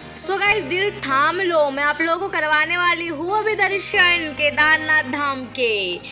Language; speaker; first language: Hindi; non-native, local second language; Bangla